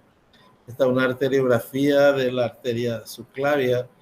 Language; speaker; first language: Spanish; native; Spanish